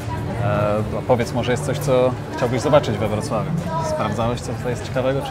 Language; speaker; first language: Polish; native; Polish